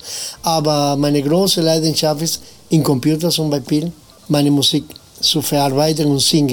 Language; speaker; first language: German; non-native, fluent; Spanish